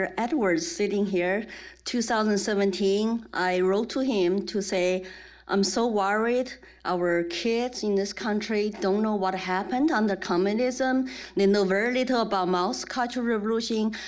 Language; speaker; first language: English; non-native, fluent; Chinese